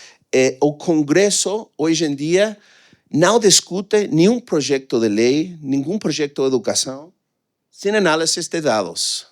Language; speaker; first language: Portuguese; non-native, fluent; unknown